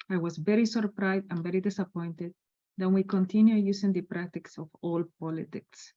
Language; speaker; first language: English; non-native, fluent; Spanish